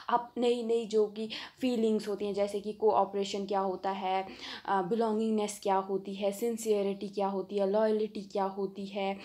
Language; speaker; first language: Hindi; non-native, local second language; Kashmiri